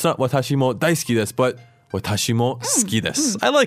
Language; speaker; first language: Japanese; non-native, fluent; English